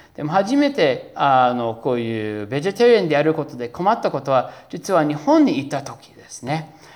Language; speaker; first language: Japanese; non-native, fluent; English